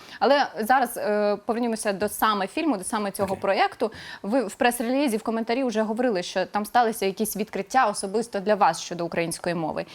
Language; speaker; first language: Ukrainian; native; Ukrainian